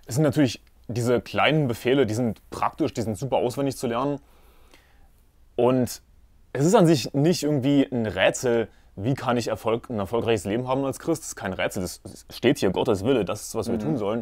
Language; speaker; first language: German; native; German